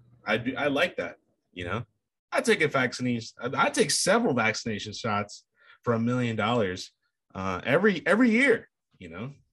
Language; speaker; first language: English; native; English